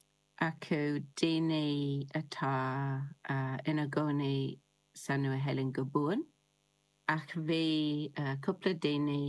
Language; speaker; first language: Irish; non-native, learner; English